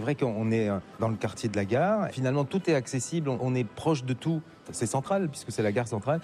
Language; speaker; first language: French; native; French